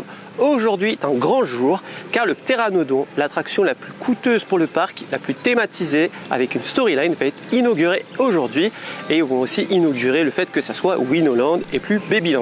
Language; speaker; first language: French; native; French